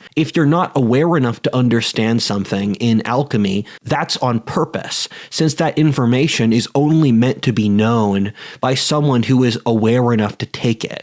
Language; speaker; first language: English; native; English